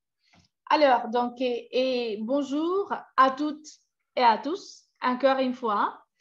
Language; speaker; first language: French; non-native, fluent; Spanish